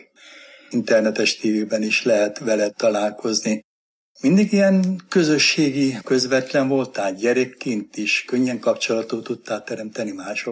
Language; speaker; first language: Hungarian; native; Hungarian